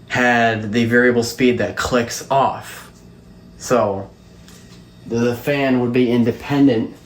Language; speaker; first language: English; native; English